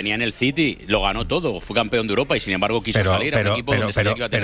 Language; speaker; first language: Spanish; native; Spanish